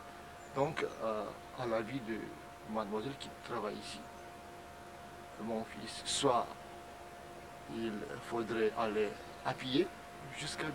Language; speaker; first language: French; non-native, fluent; Romanian